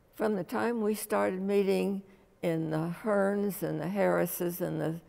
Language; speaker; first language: English; native; English